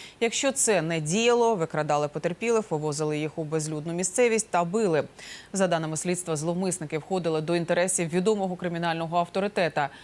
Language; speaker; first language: Ukrainian; native; Ukrainian